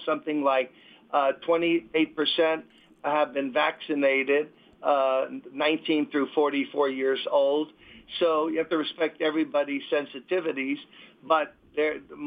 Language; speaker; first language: English; native; English